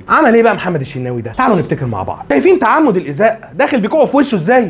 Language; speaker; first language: Arabic; native; Arabic